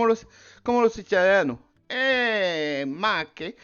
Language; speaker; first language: Spanish; non-native, learner; French